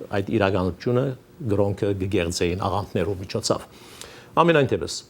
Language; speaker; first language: Armenian; early bilingual, heritage; Armenian